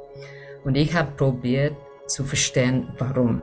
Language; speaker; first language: German; non-native, fluent; English